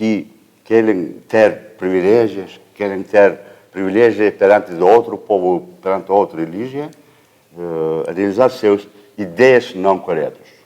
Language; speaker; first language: Portuguese; non-native, fluent; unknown